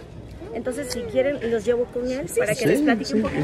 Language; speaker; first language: Spanish; native; Spanish